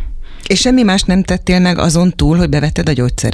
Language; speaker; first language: Hungarian; native; Hungarian